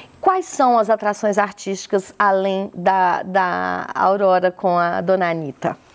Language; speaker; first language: Portuguese; native; Portuguese